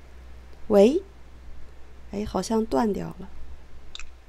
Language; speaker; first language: Chinese; native; Chinese